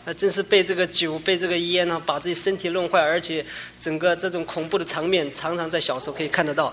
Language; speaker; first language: Chinese; non-native, local second language; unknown